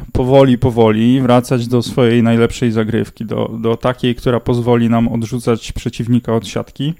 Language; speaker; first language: Polish; native; Polish